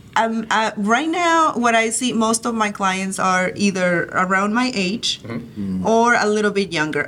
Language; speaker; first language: English; early bilingual, other home language; Spanish